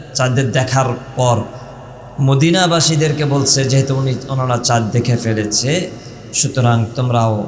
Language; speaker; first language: Bangla; early bilingual, heritage; Bangla